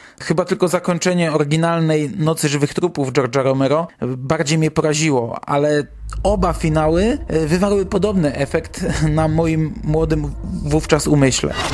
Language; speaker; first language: Polish; native; Polish